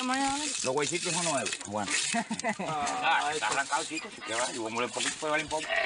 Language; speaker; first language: Spanish; native; Spanish